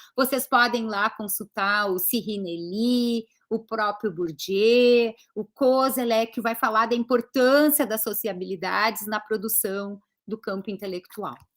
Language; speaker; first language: Portuguese; early bilingual, other home language; Greek